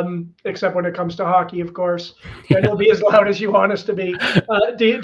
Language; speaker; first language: English; native; English